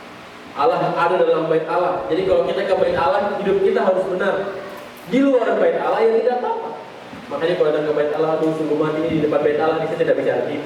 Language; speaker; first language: Indonesian; native; Indonesian